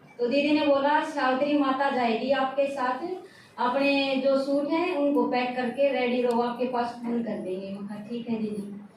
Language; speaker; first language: Hindi; native; Hindi